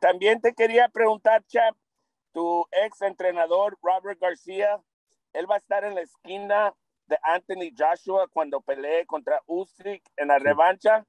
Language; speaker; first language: Spanish; native; Spanish